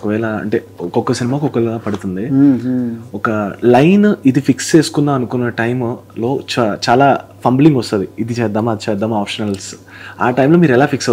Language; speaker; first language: Telugu; native; Telugu